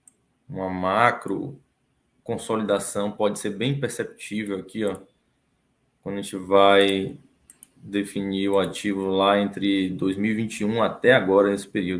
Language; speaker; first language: Portuguese; native; Portuguese